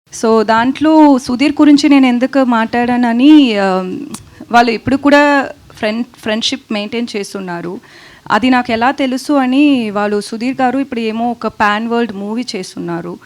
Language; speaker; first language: Telugu; non-native, learner; Tamil